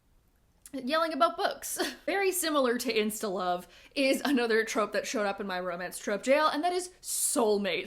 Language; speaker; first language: English; native; English